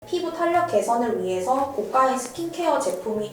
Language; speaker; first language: Korean; native; Korean